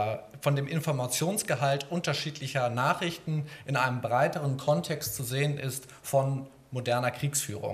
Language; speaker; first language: German; native; German